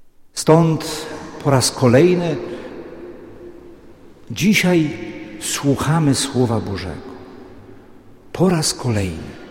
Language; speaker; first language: Polish; native; Polish